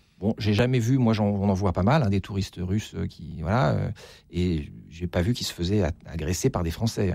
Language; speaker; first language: French; native; French